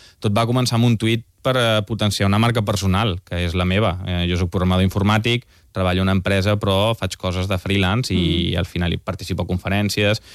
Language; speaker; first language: Catalan; native; Catalan